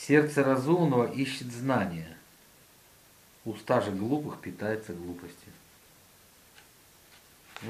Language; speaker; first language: Russian; native; Russian